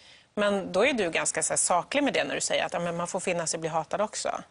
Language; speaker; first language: Swedish; native; Swedish